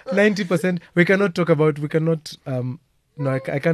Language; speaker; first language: English; non-native, local second language; Kamba